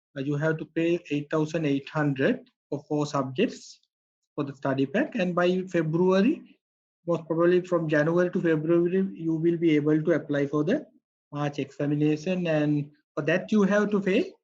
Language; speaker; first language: English; non-native, local second language; Sinhala